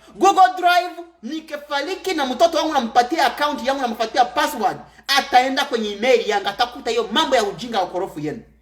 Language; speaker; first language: Swahili; non-native, local second language; Kinyarwanda